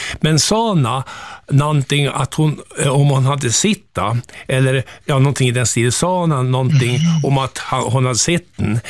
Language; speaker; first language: Swedish; native; Swedish